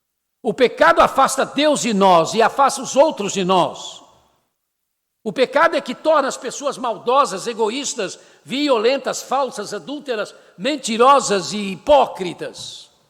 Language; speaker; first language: Portuguese; native; Portuguese